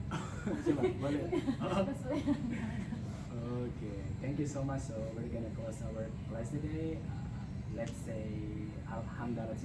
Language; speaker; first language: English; non-native, fluent; Indonesian